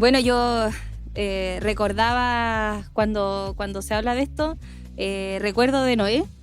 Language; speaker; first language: Spanish; native; Spanish